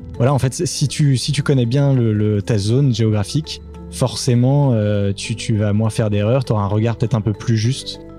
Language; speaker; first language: French; native; French